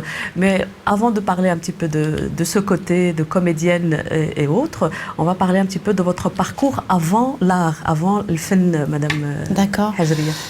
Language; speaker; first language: French; native; French